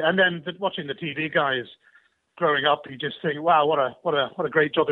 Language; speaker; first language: English; native; English